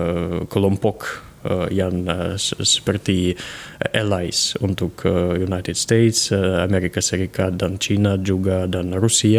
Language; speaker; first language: Indonesian; non-native, fluent; Russian